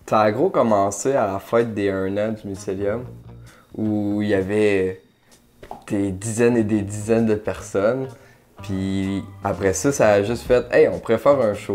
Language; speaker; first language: French; native; French